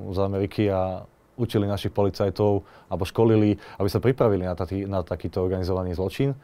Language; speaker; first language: Slovak; native; Slovak